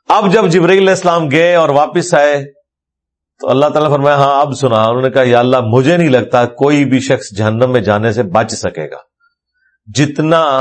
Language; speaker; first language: Urdu; non-native, local second language; Punjabi